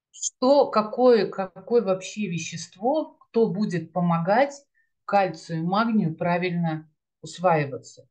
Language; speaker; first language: Russian; native; Russian